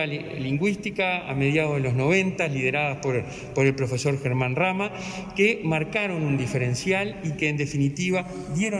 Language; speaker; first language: Spanish; native; Spanish